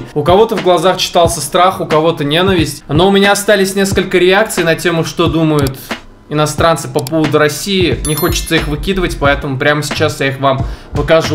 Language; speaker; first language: Russian; native; Russian